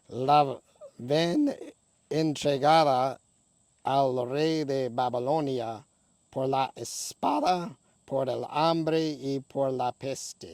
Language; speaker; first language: Spanish; non-native, fluent; English